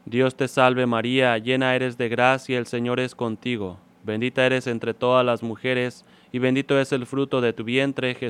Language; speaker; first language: Spanish; native; Spanish